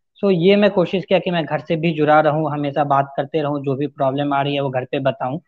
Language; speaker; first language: Hindi; native; Hindi